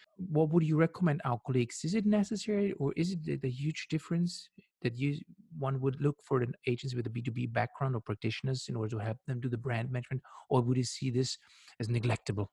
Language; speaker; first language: English; non-native, fluent; German